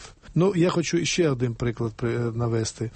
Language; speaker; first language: Ukrainian; non-native, fluent; Georgian